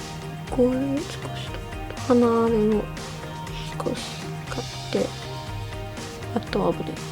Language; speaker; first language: Japanese; non-native, learner; English